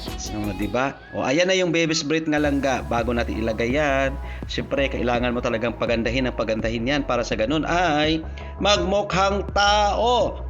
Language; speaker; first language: Filipino; non-native, local second language; Cebuano